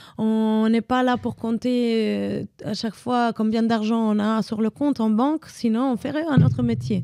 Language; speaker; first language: French; non-native, fluent; Italian